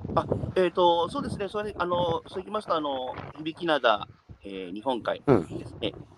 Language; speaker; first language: Japanese; native; Japanese